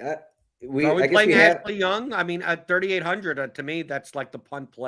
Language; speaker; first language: English; native; English